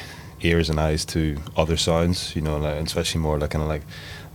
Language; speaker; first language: English; native; English